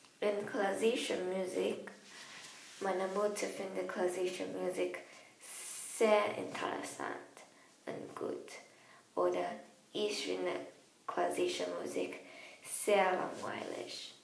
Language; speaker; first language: German; non-native, learner; English